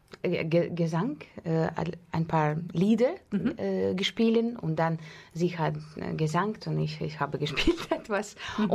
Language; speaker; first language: German; non-native, learner; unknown